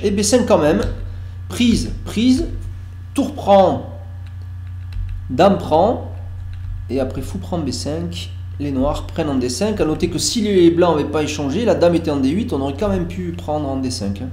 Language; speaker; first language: French; native; French